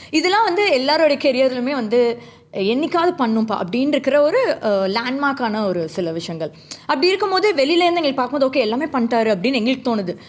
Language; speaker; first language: Tamil; native; Tamil